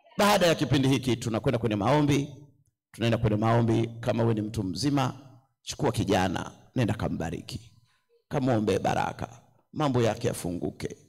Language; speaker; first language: Swahili; native; Swahili